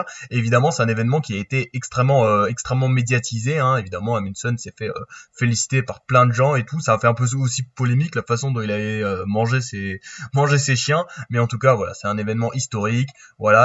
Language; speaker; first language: French; native; French